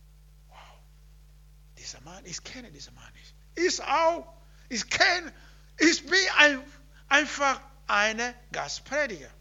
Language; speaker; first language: German; non-native, learner; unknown